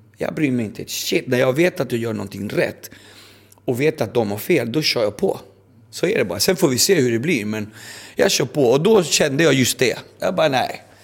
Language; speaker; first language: Swedish; early bilingual, other home language; Spanish